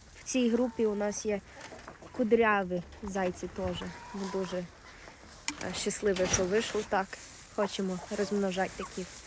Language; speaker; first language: Ukrainian; early bilingual, heritage; Ukrainian